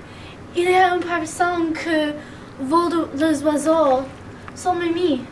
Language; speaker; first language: French; non-native, learner; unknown